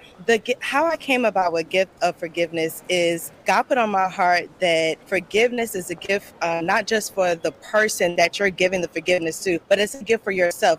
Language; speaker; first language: English; native; English